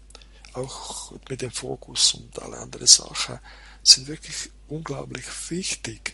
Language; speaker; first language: German; non-native, fluent; Croatian